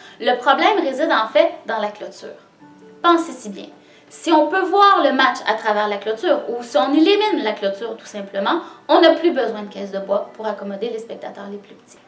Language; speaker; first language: French; native; French